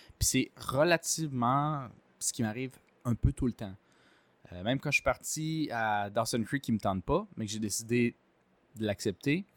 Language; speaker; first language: French; native; French